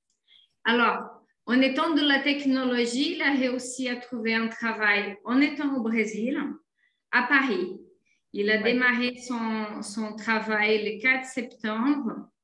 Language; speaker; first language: French; non-native, fluent; Portuguese